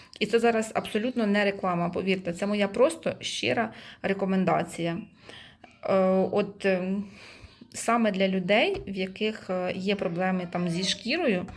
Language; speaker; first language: Ukrainian; non-native, local second language; Russian